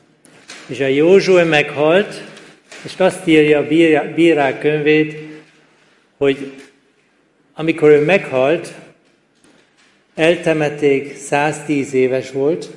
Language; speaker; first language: Hungarian; non-native, fluent; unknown